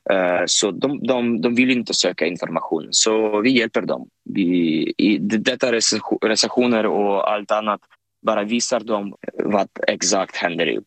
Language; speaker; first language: Swedish; non-native, fluent; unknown